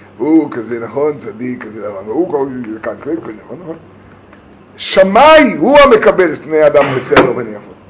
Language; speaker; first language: Hebrew; native; Hebrew